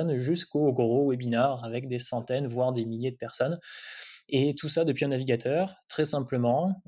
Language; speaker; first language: French; native; French